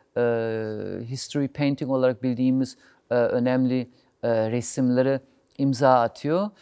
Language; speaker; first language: Turkish; non-native, fluent; German